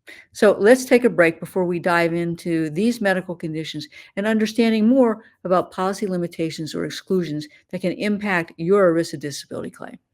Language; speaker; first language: English; native; English